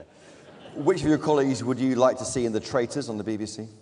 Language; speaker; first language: English; native; English